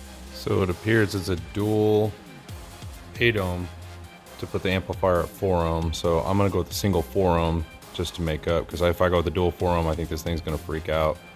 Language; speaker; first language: English; native; English